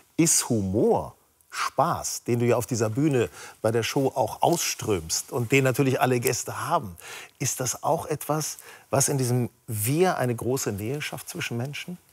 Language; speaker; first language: German; native; German